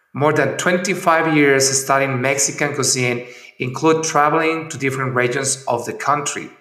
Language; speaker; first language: English; non-native, fluent; Spanish